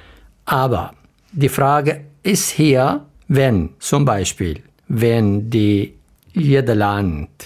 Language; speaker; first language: German; non-native, learner; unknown